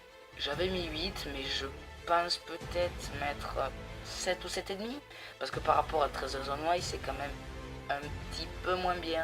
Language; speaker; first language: French; native; French